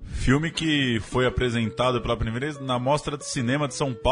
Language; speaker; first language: Portuguese; native; Portuguese